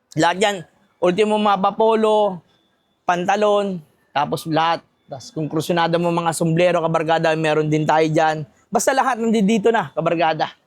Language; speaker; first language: Filipino; native; Filipino